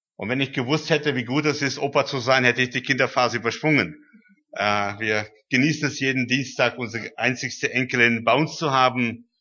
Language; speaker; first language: German; early bilingual, heritage; German